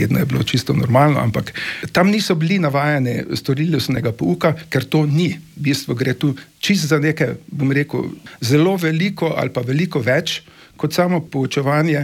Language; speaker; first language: Slovenian; native; Slovenian